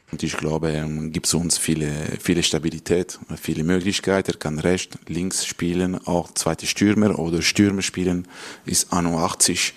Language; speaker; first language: German; non-native, learner; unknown